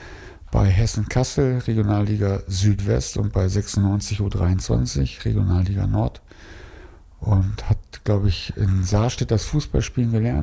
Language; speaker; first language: German; native; German